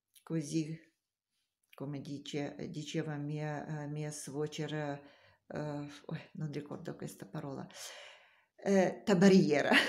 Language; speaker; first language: Italian; non-native, learner; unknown